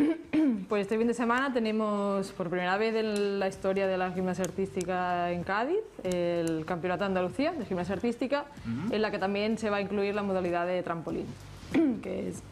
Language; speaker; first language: Spanish; native; Spanish